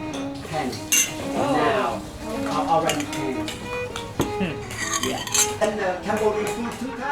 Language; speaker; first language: English; non-native, learner; Khmer